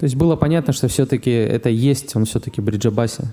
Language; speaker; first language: Russian; native; Russian